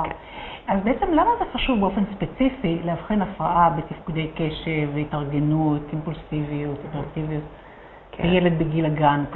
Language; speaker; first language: Hebrew; native; Hebrew